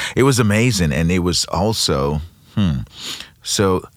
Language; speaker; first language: English; non-native, local second language; Yoruba